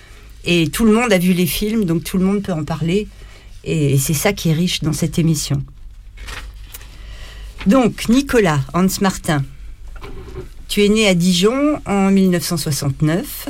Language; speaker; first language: French; native; French